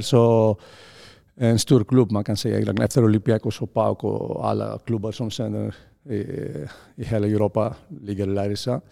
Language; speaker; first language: Swedish; non-native, fluent; Greek